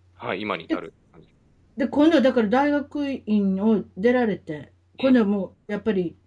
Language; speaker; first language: Japanese; native; Japanese